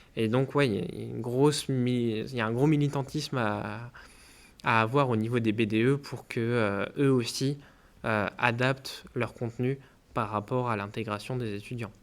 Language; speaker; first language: French; native; French